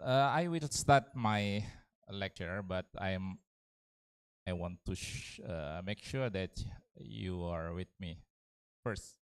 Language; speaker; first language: English; non-native, learner; Indonesian